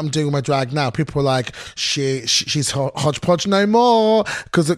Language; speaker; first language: English; native; English